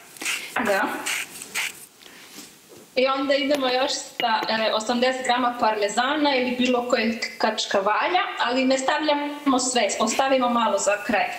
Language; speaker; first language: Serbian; early bilingual, heritage; Serbian